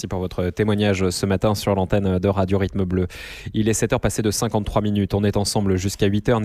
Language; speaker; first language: French; native; French